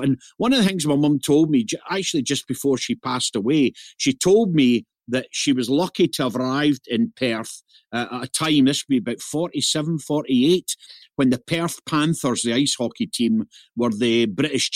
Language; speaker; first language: English; native; English